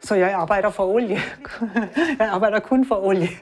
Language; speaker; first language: Danish; non-native, learner; German